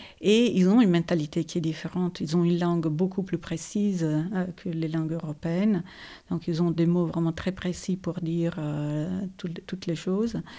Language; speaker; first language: French; non-native, fluent; Italian